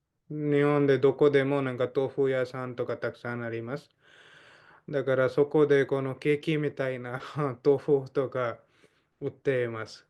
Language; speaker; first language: Japanese; non-native, fluent; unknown